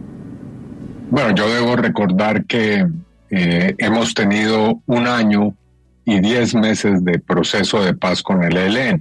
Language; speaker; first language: Spanish; native; Spanish